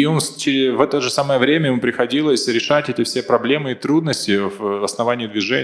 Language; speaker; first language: Russian; native; Russian